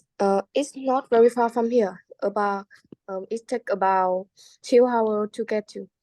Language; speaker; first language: English; non-native, learner; Vietnamese